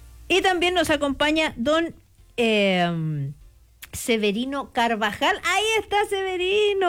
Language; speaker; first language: Spanish; native; Spanish